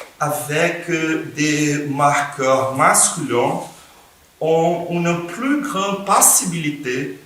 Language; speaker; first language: French; non-native, fluent; Portuguese